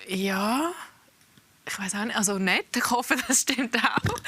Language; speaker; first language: German; early bilingual, heritage; English